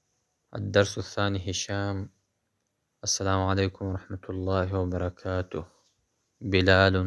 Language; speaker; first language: Arabic; non-native, fluent; Pashto